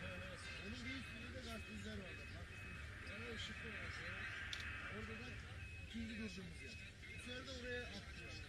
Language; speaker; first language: Turkish; native; Turkish